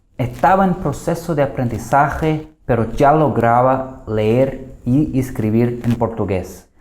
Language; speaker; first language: Spanish; non-native, fluent; Portuguese